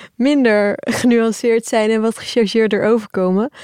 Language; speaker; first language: Dutch; early bilingual, other home language; Turkish